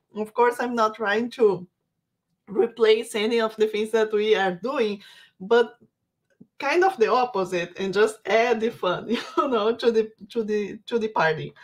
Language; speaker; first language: English; non-native, fluent; Portuguese